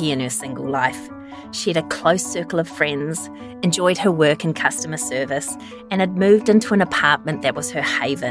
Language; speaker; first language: English; native; English